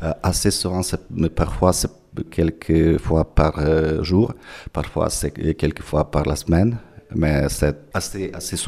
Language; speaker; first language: French; non-native, fluent; Ukrainian